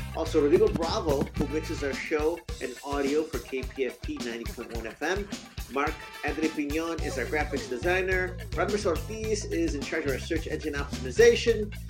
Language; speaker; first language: English; early bilingual, other home language; Spanish